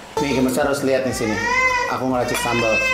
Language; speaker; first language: Indonesian; native; Indonesian